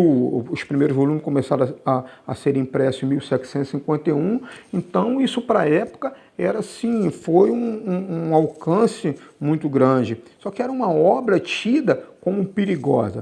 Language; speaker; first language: Portuguese; native; Portuguese